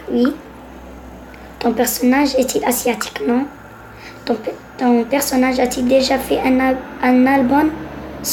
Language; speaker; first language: French; non-native, local second language; Arabic